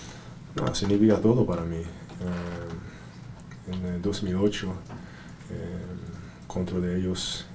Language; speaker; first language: Spanish; non-native, learner; English